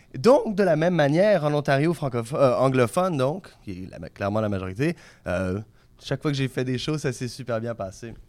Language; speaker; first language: French; native; French